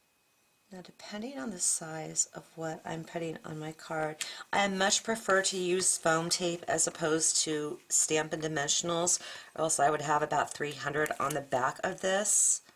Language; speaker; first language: English; native; English